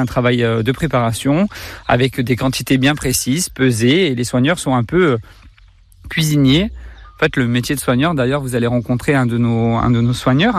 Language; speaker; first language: French; native; French